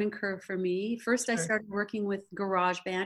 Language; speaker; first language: English; native; English